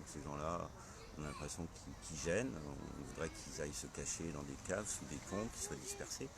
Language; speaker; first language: French; native; French